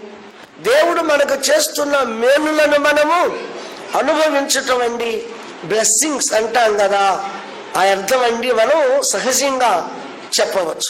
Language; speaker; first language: Telugu; native; Telugu